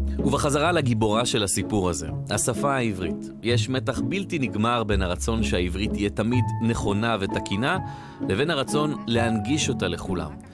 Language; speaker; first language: Hebrew; native; Hebrew